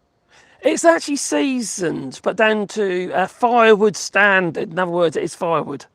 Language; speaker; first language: English; native; English